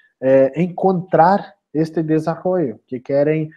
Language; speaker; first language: Spanish; non-native, learner; Portuguese